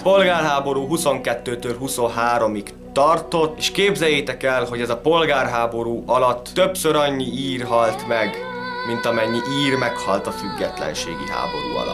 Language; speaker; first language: Hungarian; native; Hungarian